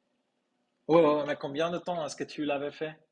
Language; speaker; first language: French; non-native, fluent; Spanish